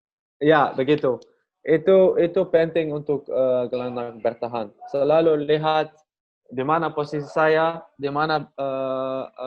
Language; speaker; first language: Indonesian; non-native, learner; Dutch